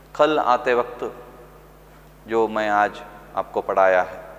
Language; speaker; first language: Hindi; non-native, local second language; Kannada